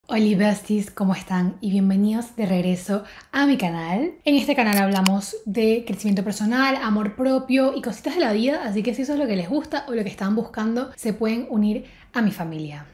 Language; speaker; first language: Spanish; native; Spanish